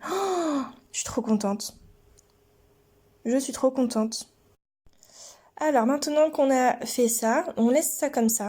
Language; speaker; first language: French; native; French